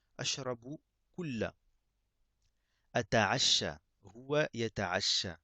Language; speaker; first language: Arabic; non-native, fluent; French